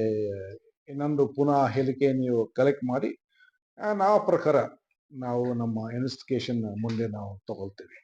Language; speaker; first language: Kannada; non-native, fluent; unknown